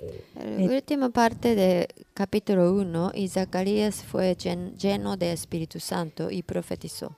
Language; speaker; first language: Spanish; non-native, learner; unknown